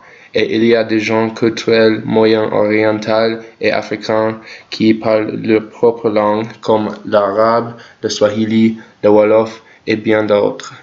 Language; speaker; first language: French; non-native, learner; English